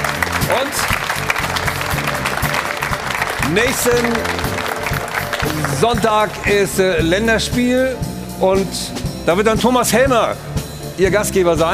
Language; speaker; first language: German; native; German